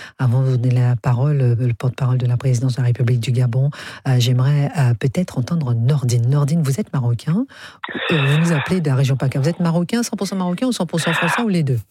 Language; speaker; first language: French; native; French